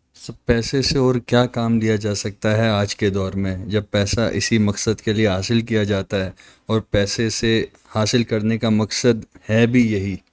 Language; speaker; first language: Urdu; native; Urdu